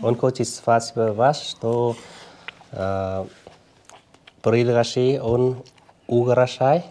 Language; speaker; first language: Russian; non-native, learner; Vietnamese